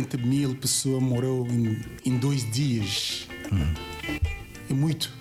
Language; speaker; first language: Portuguese; non-native, learner; Yoruba